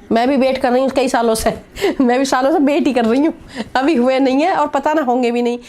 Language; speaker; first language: Hindi; native; Hindi